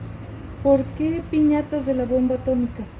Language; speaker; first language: Spanish; native; Spanish